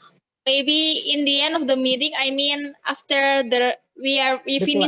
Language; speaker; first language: English; non-native, learner; Indonesian